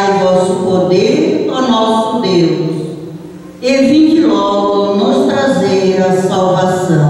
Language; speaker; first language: Portuguese; native; Portuguese